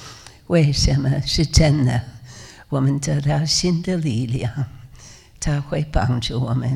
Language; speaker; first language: Chinese; non-native, fluent; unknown